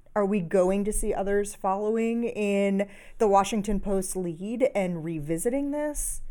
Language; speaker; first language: English; native; English